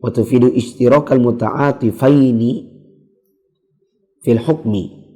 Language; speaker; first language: Arabic; non-native, fluent; Indonesian